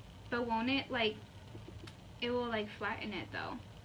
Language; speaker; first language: English; early bilingual, other home language; Spanish